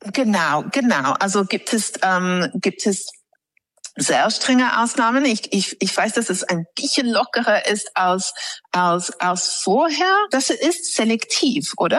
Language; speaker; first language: German; non-native, fluent; English